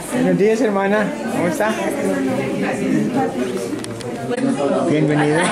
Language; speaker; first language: Spanish; non-native, learner; English